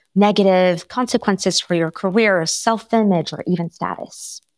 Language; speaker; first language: English; non-native, fluent; French